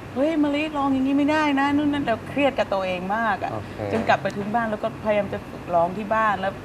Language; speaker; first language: Thai; non-native, fluent; English